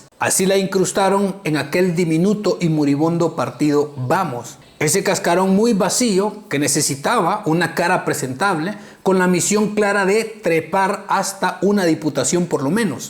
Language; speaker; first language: Spanish; native; Spanish